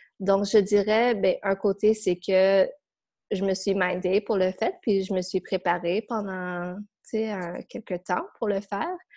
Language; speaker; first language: French; non-native, fluent; English